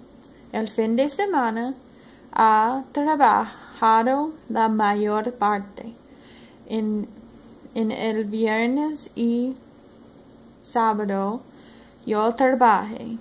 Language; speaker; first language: Spanish; non-native, learner; English